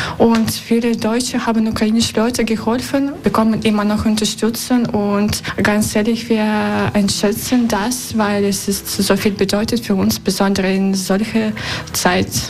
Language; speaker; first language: German; non-native, learner; Russian